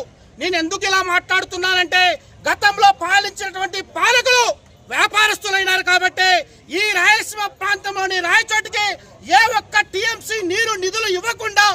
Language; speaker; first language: Telugu; native; Telugu